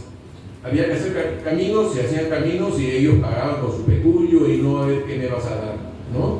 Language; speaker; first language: Spanish; native; Spanish